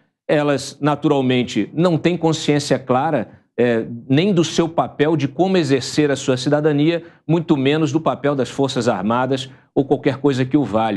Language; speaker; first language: Portuguese; native; Portuguese